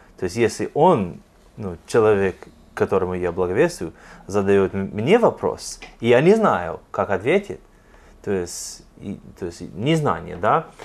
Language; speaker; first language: Russian; non-native, fluent; English